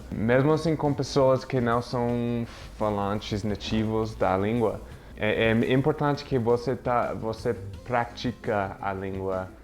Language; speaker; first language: Portuguese; non-native, fluent; English